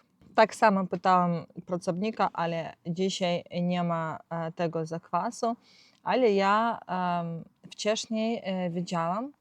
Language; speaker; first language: Polish; non-native, learner; Ukrainian